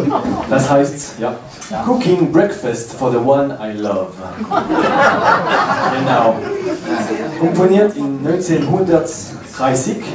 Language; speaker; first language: German; non-native, learner; French